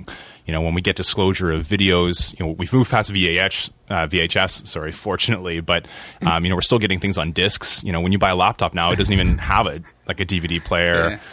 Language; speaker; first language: English; native; English